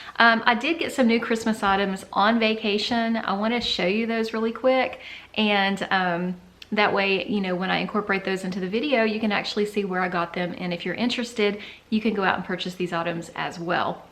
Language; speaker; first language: English; native; English